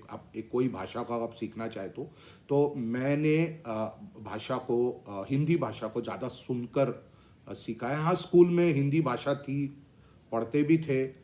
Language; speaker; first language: Hindi; non-native, local second language; Tamil